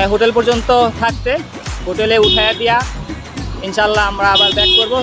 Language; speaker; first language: Bangla; native; Bangla